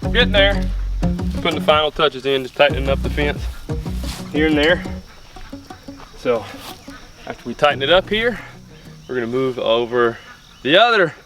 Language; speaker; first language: English; native; English